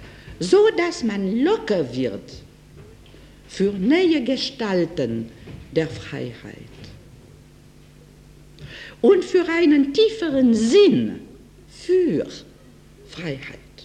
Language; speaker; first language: German; non-native, fluent; French